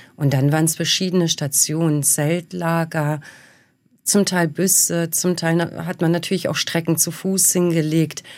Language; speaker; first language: German; early bilingual, other home language; Bosnian